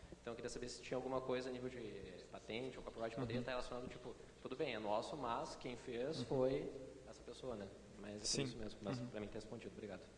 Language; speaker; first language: Portuguese; native; Portuguese